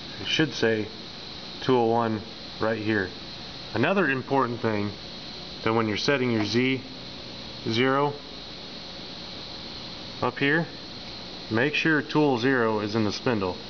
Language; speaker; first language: English; native; English